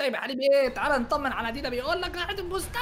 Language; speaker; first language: Arabic; native; Arabic